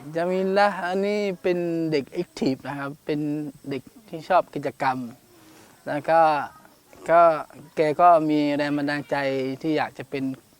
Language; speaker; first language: Thai; non-native, local second language; Malay